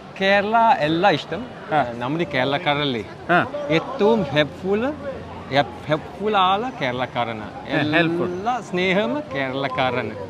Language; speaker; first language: Malayalam; non-native, learner; Chinese